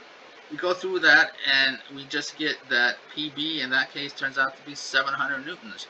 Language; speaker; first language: English; native; English